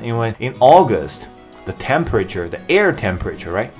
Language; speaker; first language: English; non-native, fluent; Chinese